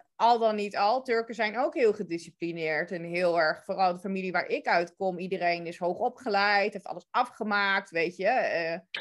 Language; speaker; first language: Dutch; early bilingual, other home language; Turkish